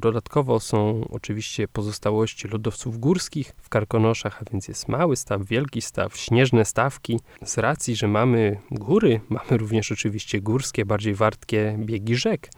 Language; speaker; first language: Polish; native; Polish